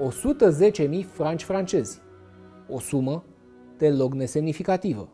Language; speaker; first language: Romanian; native; Romanian